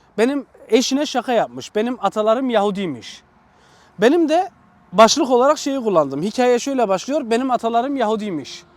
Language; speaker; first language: Turkish; early bilingual, other home language; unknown